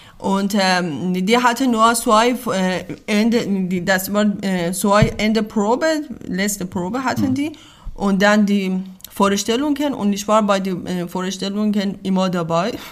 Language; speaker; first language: German; non-native, learner; Persian